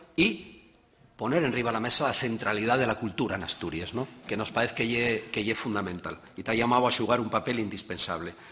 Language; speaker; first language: Asturian; native; Asturian